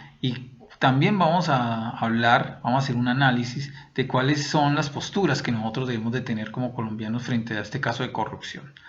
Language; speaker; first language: Spanish; native; Spanish